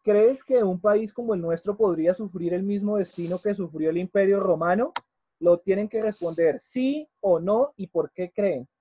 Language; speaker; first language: Spanish; native; Spanish